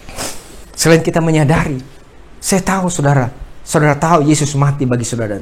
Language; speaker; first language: Indonesian; native; Indonesian